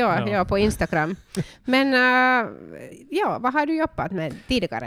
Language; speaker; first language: Swedish; non-native, local second language; Finnish